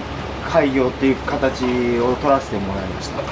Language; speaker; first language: Japanese; native; Japanese